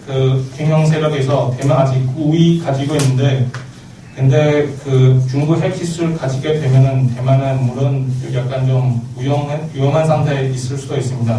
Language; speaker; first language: Korean; non-native, learner; Chinese